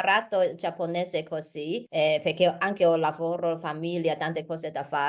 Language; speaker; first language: Italian; non-native, learner; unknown